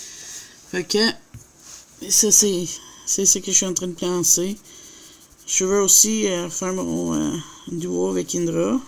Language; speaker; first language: French; native; French